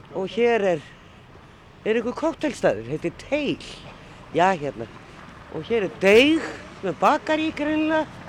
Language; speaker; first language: Icelandic; native; Icelandic